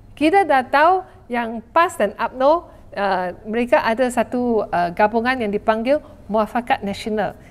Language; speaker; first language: Malay; non-native, local second language; Chinese